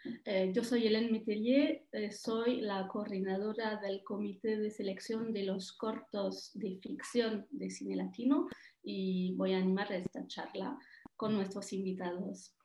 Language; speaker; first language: Spanish; non-native, fluent; French